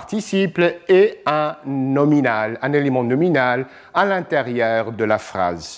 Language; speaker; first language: French; non-native, fluent; English